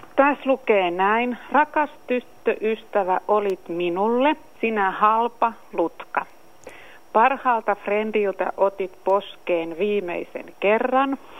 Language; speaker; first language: Finnish; native; Finnish